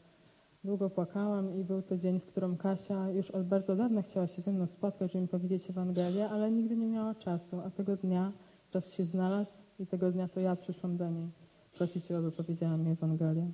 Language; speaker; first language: Polish; native; Polish